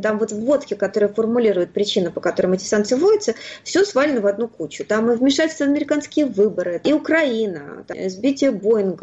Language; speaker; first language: Russian; native; Russian